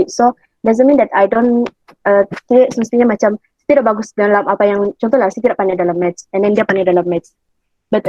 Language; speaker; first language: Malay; native; Malay